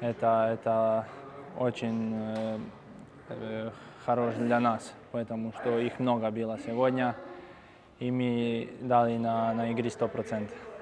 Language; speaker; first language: Russian; non-native, learner; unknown